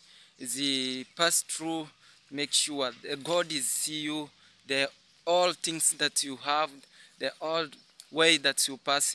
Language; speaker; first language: English; non-native, learner; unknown